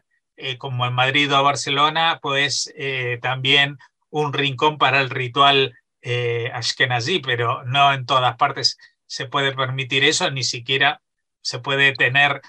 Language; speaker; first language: Spanish; native; Spanish